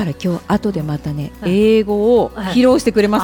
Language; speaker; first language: Japanese; native; Japanese